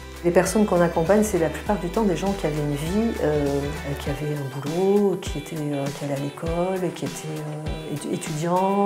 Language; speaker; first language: French; native; French